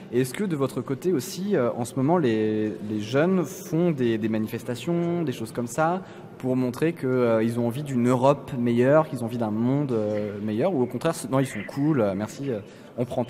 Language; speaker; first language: French; native; French